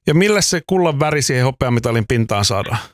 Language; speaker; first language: Finnish; native; Finnish